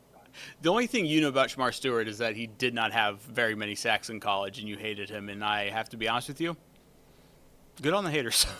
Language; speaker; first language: English; native; English